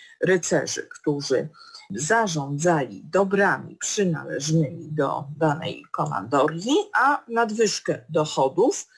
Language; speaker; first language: Polish; native; Polish